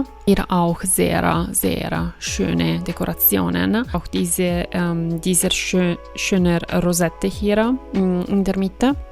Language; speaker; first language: German; non-native, fluent; Italian